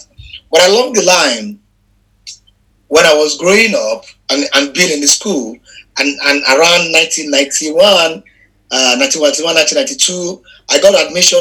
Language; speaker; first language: English; non-native, local second language; Yoruba